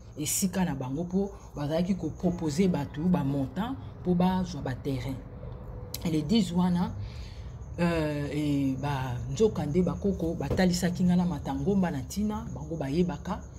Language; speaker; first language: Lingala; non-native, local second language; Kongo